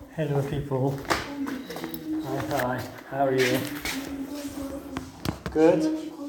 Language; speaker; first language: English; non-native, fluent; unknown